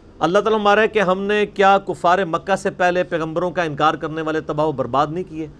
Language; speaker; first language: Urdu; non-native, local second language; Punjabi